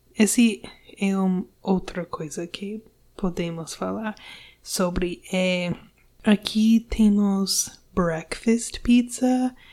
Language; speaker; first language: Portuguese; non-native, learner; English